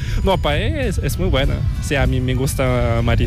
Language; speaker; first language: Spanish; non-native, learner; Korean